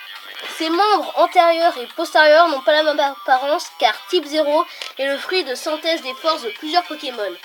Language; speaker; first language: French; native; French